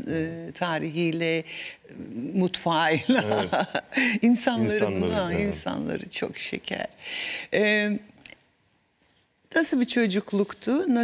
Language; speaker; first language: Turkish; native; Turkish